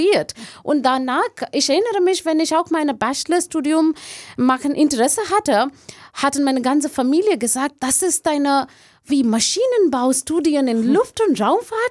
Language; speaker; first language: German; non-native, learner; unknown